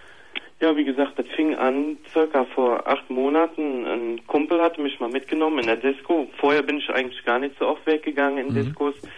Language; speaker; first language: German; native; German